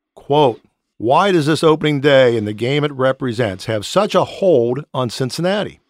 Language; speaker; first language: English; native; English